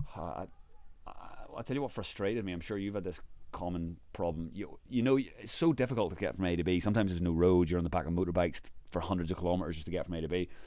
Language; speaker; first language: English; native; English